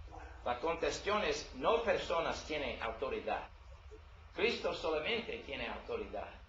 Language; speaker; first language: Spanish; non-native, learner; English